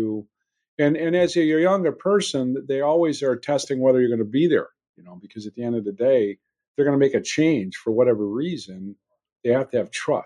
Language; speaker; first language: English; native; English